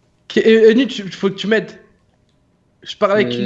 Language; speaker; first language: French; native; French